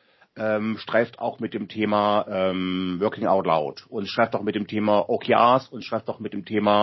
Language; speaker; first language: German; native; German